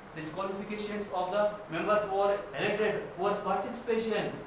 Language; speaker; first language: English; non-native, local second language; Kannada